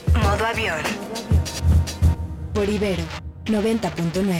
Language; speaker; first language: Spanish; native; Spanish